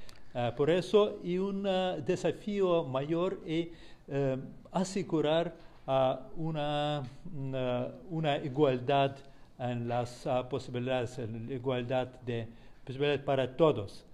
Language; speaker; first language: Spanish; non-native, fluent; Russian